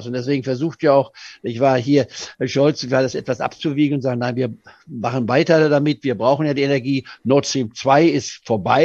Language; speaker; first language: German; native; German